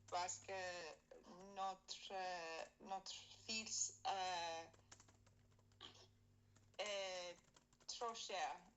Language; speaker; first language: French; non-native, learner; English